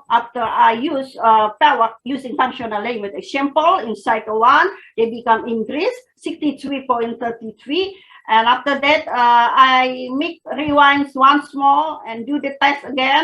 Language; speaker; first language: English; non-native, fluent; Indonesian